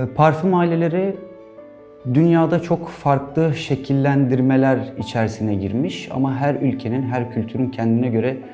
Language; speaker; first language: Turkish; non-native, fluent; Arabic